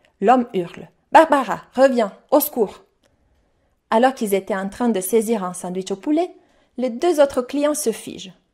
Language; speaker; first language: French; non-native, fluent; Italian